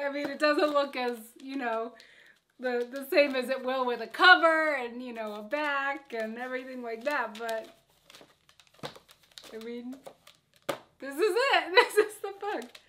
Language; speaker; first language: English; native; English